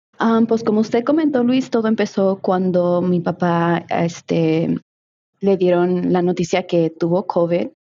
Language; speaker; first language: Spanish; early bilingual, heritage; Spanish